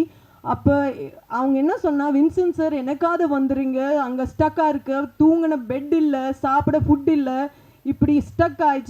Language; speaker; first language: Tamil; non-native, fluent; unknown